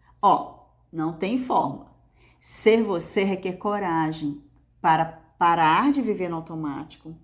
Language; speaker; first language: Portuguese; native; Portuguese